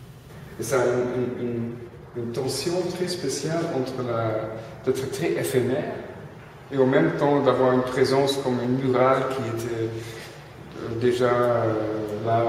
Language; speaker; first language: French; non-native, fluent; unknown